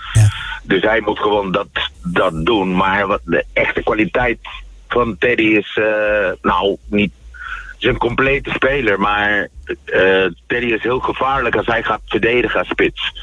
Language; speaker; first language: Dutch; non-native, fluent; Spanish